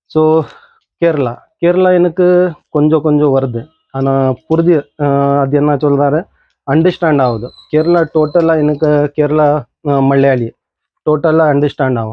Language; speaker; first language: Tamil; non-native, local second language; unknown